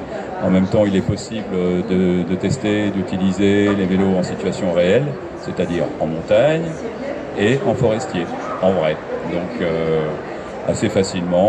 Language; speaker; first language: French; native; French